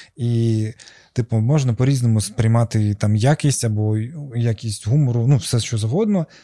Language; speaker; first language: Ukrainian; non-native, local second language; Russian